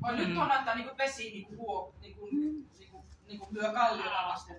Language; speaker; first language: Finnish; native; Finnish